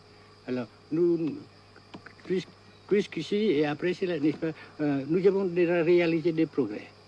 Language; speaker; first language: French; non-native, fluent; Vietnamese